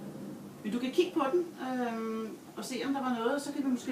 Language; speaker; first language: Danish; native; Danish